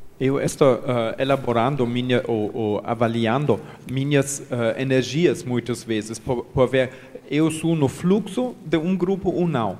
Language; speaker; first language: Portuguese; non-native, learner; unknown